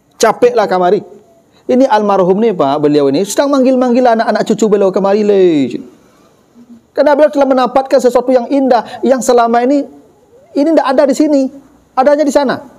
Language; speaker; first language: Malay; non-native, local second language; Minangkabau